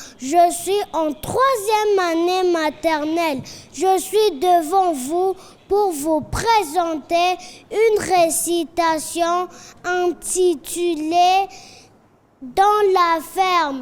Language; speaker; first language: French; non-native, learner; Kinyarwanda